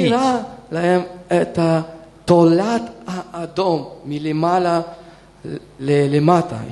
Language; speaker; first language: Hebrew; non-native, fluent; Russian